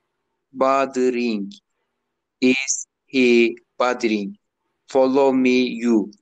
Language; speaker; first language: English; non-native, learner; Turkish